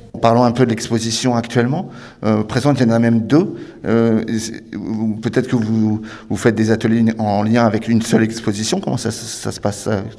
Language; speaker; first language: French; native; French